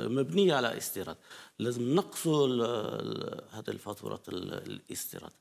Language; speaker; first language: Arabic; non-native, fluent; Turkish